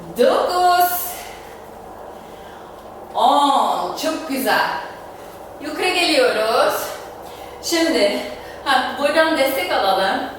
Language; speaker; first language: Turkish; non-native, fluent; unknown